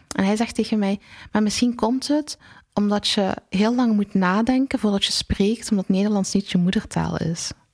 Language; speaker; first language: Dutch; early bilingual, other home language; Arabic